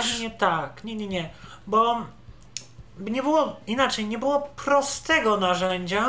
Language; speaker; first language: Polish; native; Polish